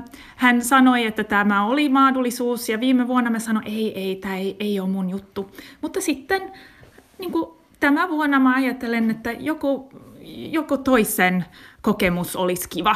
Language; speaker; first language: Finnish; non-native, learner; English